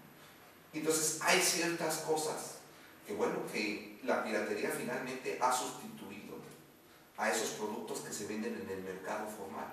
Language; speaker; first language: Spanish; native; Spanish